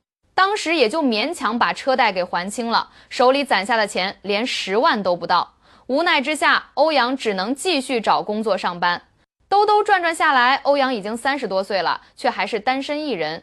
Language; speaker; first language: Chinese; native; Chinese